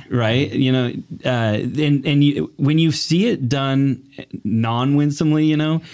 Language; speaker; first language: English; native; English